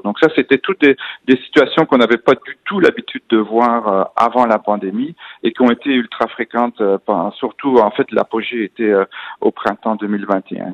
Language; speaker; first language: French; native; French